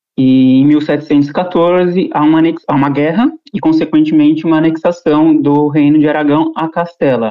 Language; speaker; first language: Portuguese; native; Portuguese